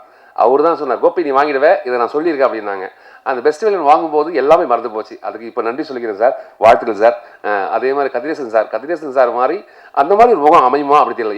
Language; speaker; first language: Tamil; native; Tamil